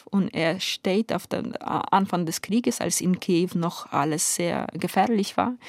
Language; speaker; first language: German; non-native, fluent; Ukrainian